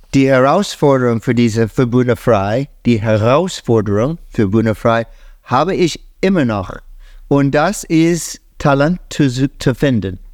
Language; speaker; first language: German; non-native, fluent; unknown